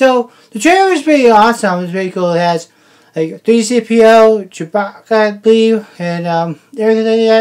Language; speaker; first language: English; native; English